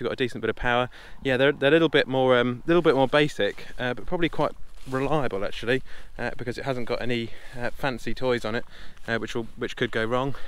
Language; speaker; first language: English; native; English